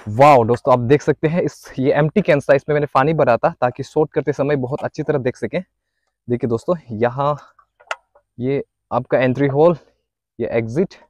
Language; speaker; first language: Hindi; non-native, local second language; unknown